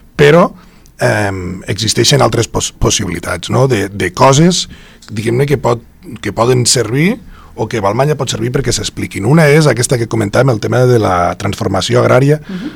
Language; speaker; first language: Catalan; native; Catalan